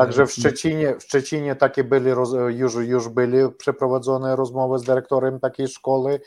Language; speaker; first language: Polish; non-native, learner; Ukrainian